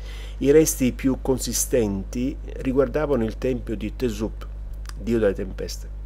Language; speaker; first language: Italian; native; Italian